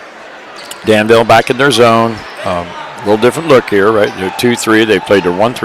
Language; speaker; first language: English; native; English